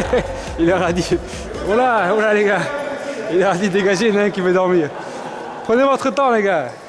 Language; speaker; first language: French; native; French